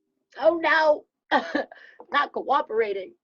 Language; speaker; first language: English; native; English